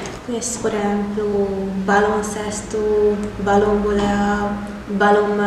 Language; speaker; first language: Spanish; non-native, learner; Hungarian